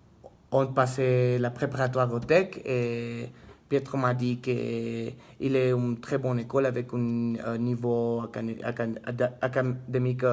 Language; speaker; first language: French; non-native, learner; Spanish